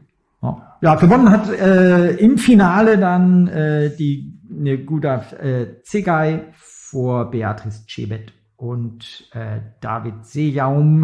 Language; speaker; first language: German; native; German